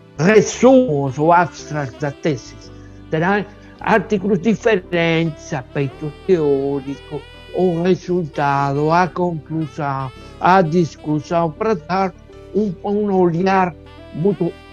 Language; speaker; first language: Portuguese; non-native, fluent; Spanish